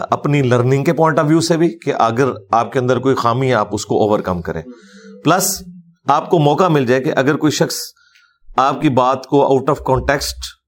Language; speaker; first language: Urdu; non-native, local second language; Punjabi